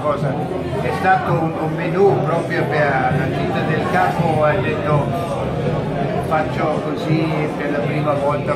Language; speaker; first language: Italian; non-native, fluent; German